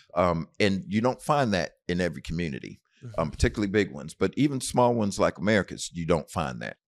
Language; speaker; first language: English; native; English